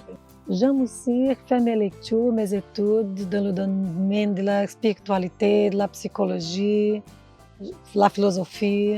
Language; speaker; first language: French; non-native, fluent; Portuguese